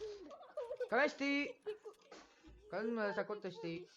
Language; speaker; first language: French; native; French